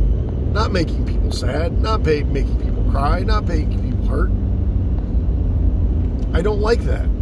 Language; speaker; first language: English; native; English